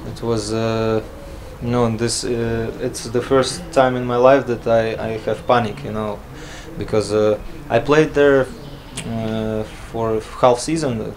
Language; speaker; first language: English; non-native, learner; Latvian